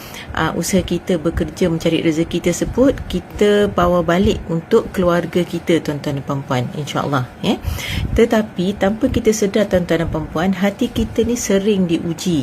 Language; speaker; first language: Malay; native; Malay